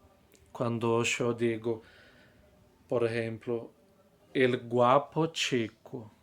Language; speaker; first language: Spanish; non-native, fluent; Portuguese